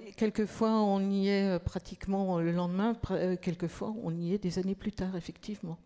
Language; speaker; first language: French; native; French